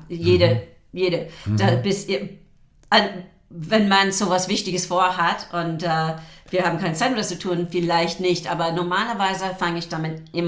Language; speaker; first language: German; non-native, fluent; English